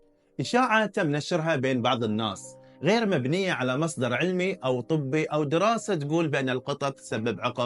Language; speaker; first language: Arabic; native; Arabic